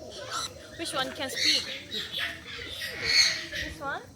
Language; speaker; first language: English; non-native, learner; Thai